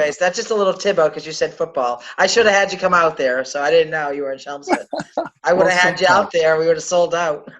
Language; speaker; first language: English; native; English